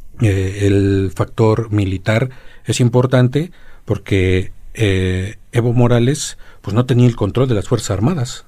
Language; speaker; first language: Spanish; native; Spanish